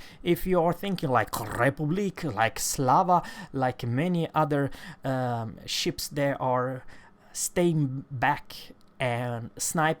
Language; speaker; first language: English; non-native, fluent; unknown